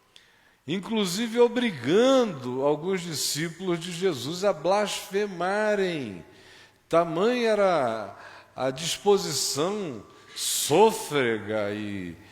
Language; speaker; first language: Portuguese; native; Portuguese